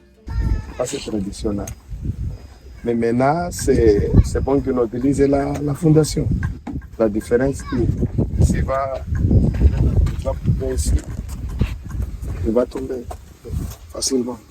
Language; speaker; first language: French; non-native, learner; Portuguese